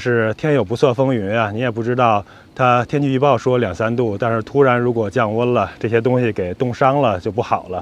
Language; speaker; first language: Chinese; native; Chinese